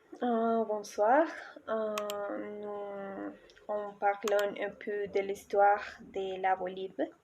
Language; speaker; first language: French; non-native, learner; Spanish